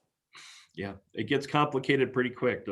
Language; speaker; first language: English; native; English